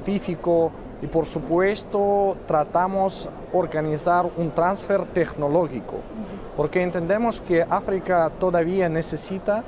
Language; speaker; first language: Spanish; non-native, fluent; Russian